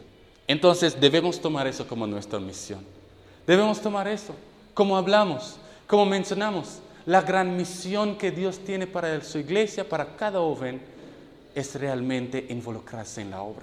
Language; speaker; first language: Spanish; non-native, fluent; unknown